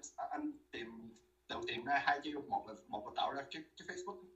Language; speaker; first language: Vietnamese; early bilingual, heritage; Vietnamese